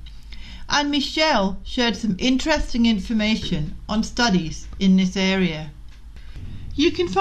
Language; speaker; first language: English; native; English